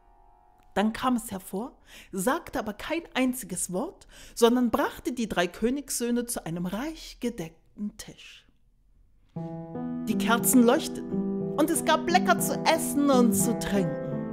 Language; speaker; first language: German; native; German